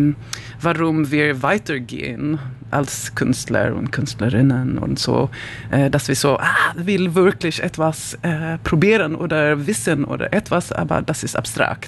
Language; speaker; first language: German; non-native, learner; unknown